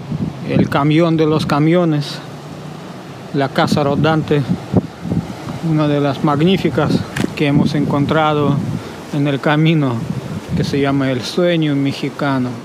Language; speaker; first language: Spanish; non-native, fluent; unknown